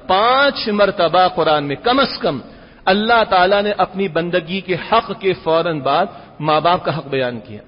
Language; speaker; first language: Urdu; native; Urdu